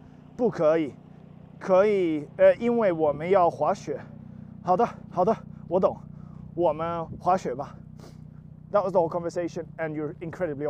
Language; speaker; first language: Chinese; non-native, learner; English